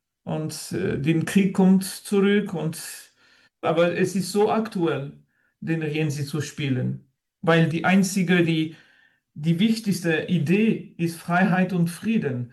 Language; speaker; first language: German; non-native, learner; French